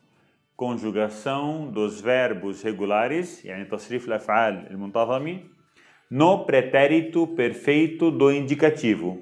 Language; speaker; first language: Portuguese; non-native, fluent; Arabic